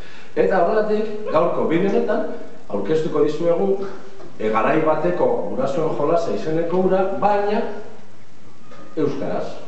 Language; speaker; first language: Basque; non-native, learner; Spanish